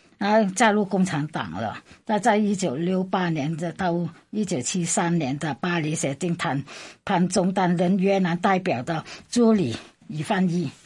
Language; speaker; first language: Chinese; non-native, fluent; Vietnamese